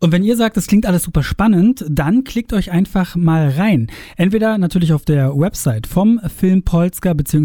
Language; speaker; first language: German; native; German